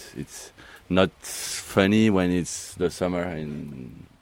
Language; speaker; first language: English; non-native, learner; French